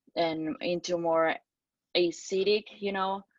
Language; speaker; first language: English; non-native, fluent; Spanish